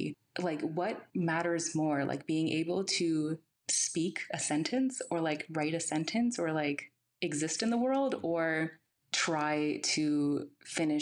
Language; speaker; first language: English; native; English